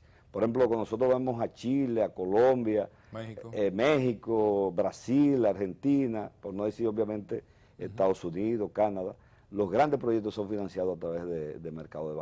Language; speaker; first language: Spanish; native; Spanish